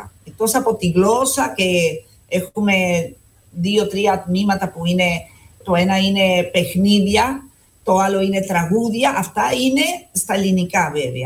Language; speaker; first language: Greek; non-native, fluent; Spanish